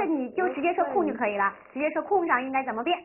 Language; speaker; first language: Chinese; native; Chinese